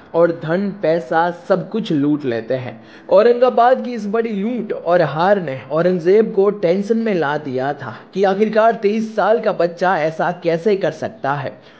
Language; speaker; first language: Hindi; non-native, local second language; Gujarati